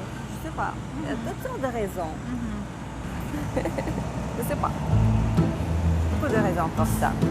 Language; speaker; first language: French; non-native, fluent; Russian